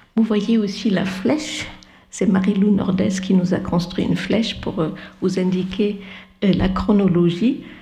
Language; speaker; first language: French; non-native, fluent; German